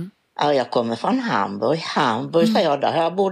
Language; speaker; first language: Swedish; native; Swedish